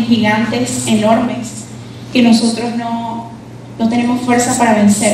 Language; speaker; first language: Spanish; native; Spanish